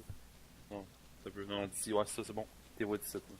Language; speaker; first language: French; native; French